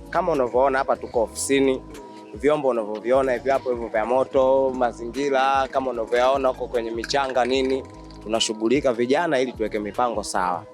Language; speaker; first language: Swahili; native; Swahili